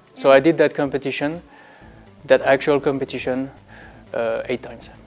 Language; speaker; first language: English; non-native, fluent; French